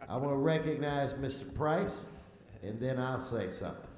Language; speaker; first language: English; early bilingual, other home language; Spanish